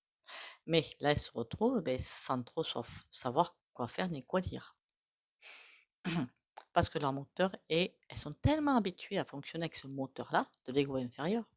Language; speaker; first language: French; native; French